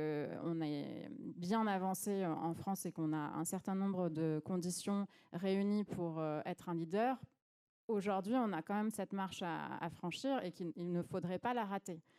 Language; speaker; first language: French; native; French